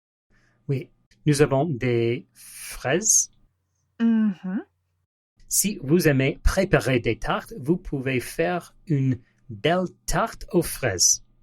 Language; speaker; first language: French; non-native, learner; English